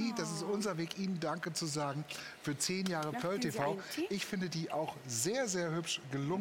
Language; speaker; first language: German; native; German